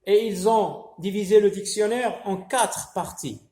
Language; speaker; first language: French; non-native, local second language; Arabic